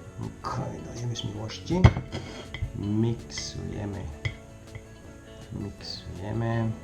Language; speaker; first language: Polish; non-native, learner; Spanish